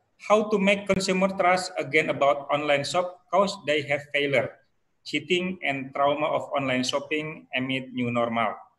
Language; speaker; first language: English; non-native, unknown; Indonesian